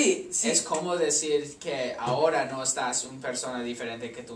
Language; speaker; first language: Spanish; non-native, learner; English